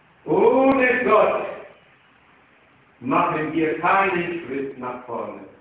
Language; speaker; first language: German; non-native, fluent; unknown